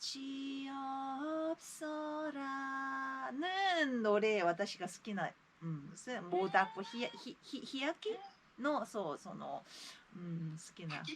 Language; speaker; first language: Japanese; non-native, fluent; Korean